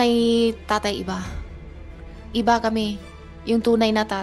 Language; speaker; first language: Filipino; non-native, learner; Chinese